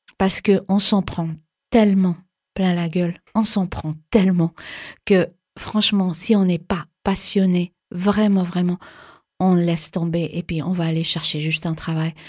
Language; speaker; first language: French; native; French